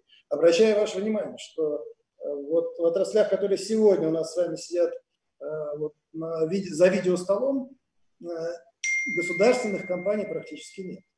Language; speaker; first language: Russian; native; Russian